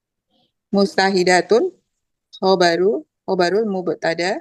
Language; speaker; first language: Arabic; non-native, learner; Indonesian